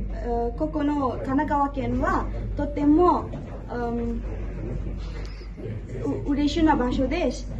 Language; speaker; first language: Japanese; non-native, learner; Garo